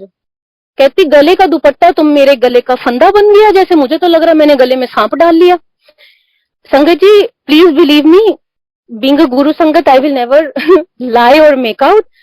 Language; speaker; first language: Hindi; non-native, local second language; Punjabi